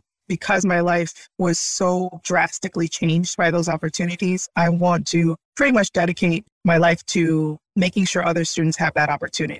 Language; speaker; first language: English; early bilingual, other home language; Haitian Creole